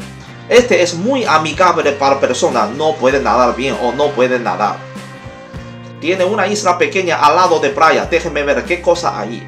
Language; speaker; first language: Spanish; non-native, learner; Chinese